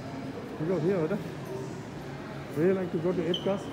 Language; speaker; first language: English; non-native, learner; German